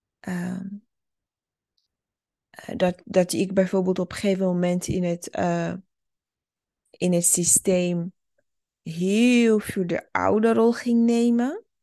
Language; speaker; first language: Dutch; early bilingual, other home language; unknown